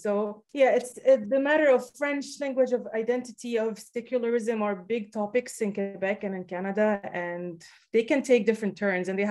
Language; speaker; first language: English; native; English